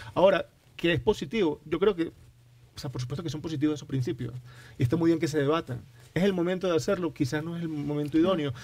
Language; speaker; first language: Spanish; native; Spanish